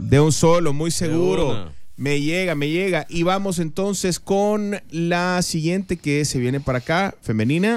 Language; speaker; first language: Spanish; native; Spanish